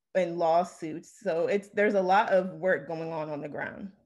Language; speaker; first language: English; native; English